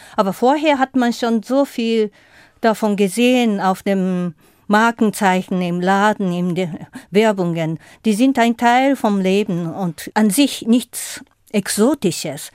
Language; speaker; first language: German; non-native, fluent; Japanese